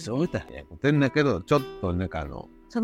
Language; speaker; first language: Japanese; non-native, learner; Spanish